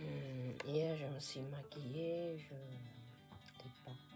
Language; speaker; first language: French; non-native, fluent; Japanese